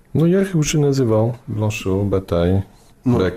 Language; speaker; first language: Russian; non-native, fluent; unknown